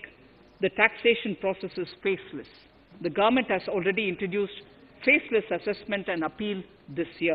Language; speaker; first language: English; non-native, local second language; Tamil